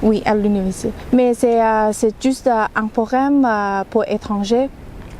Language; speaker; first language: French; non-native, learner; Thai